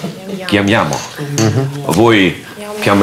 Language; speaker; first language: Italian; non-native, learner; Russian